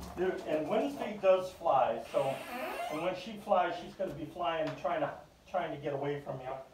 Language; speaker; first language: English; native; English